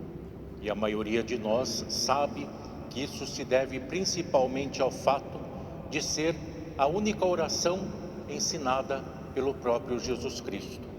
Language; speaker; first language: Portuguese; native; Portuguese